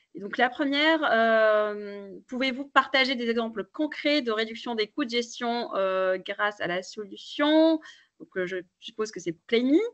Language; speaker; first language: French; native; French